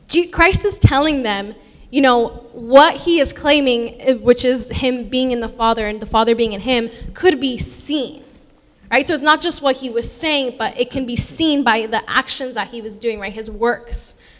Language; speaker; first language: English; early bilingual, other home language; Spanish